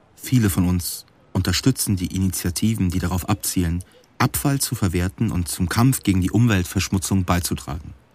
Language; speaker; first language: German; native; German